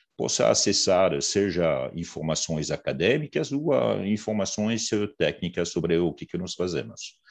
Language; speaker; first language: Portuguese; non-native, fluent; French